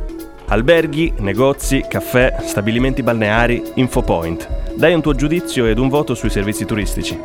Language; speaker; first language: Italian; native; Italian